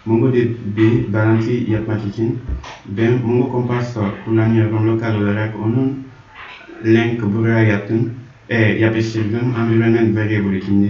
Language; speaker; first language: Turkish; non-native, learner; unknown